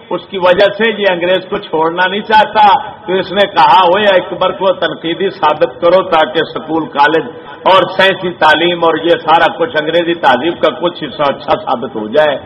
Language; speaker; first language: Urdu; non-native, local second language; Punjabi